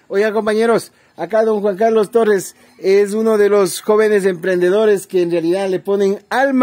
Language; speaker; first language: Spanish; native; Spanish